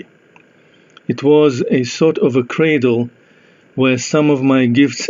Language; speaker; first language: English; non-native, fluent; Russian